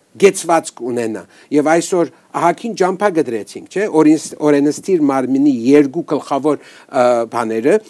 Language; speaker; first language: Armenian; early bilingual, heritage; Armenian